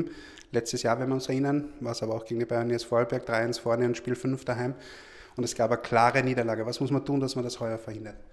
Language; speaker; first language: German; native; German